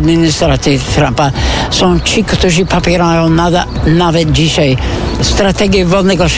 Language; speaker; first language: Polish; non-native, fluent; English